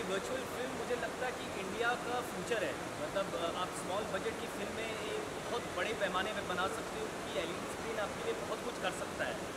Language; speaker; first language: Hindi; native; Hindi